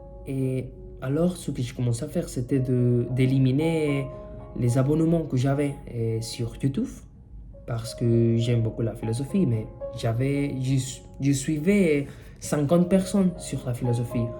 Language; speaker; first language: French; non-native, fluent; Spanish